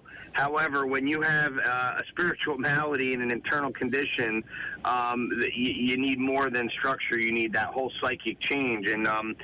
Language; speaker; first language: English; native; English